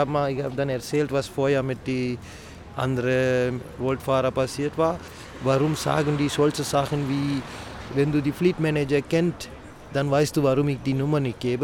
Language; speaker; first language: German; non-native, fluent; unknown